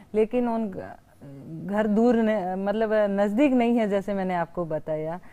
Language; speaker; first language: Hindi; native; Hindi